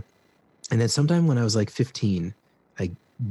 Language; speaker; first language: English; native; English